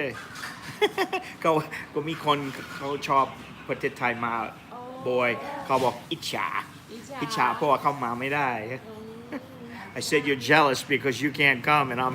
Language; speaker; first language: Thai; non-native, learner; English